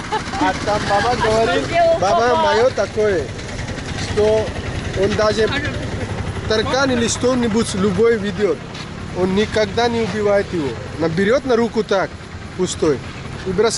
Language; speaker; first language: Russian; non-native, learner; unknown